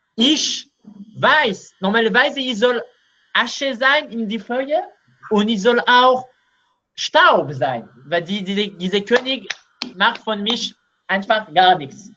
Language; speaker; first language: German; non-native, learner; Hebrew